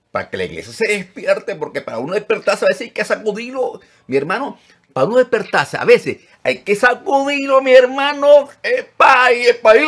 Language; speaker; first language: Spanish; native; Spanish